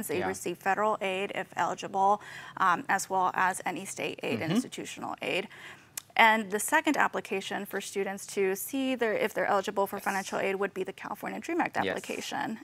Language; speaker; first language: English; native; English